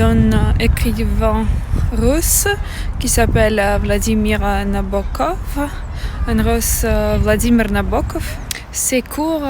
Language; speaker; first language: French; non-native, learner; Russian